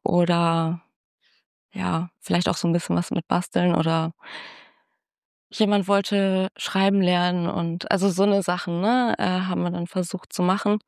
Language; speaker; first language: German; native; German